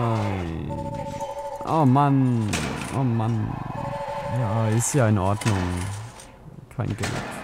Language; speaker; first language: German; native; German